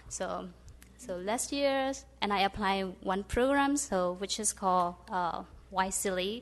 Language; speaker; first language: English; non-native, fluent; Burmese